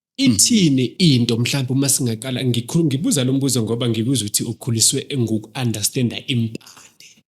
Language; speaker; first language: Zulu; native; Zulu